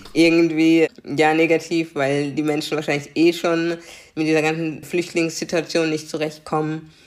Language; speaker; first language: German; native; German